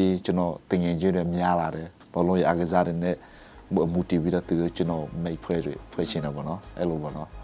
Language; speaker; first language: Burmese; non-native, local second language; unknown